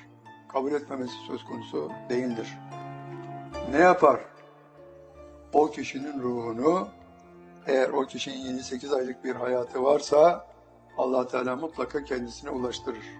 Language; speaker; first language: Turkish; native; Turkish